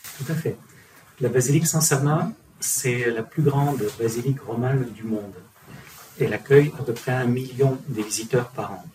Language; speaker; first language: French; non-native, fluent; Ukrainian